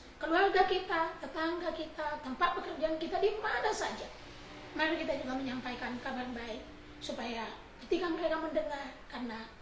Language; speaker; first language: Indonesian; native; Indonesian